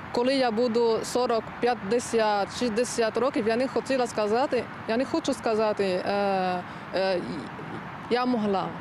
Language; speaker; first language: Ukrainian; non-native, learner; Arabic